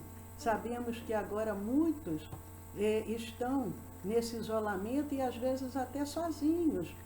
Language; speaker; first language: Portuguese; native; Portuguese